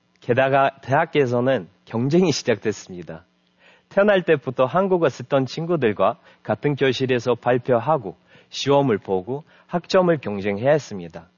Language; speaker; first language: Korean; non-native, fluent; Russian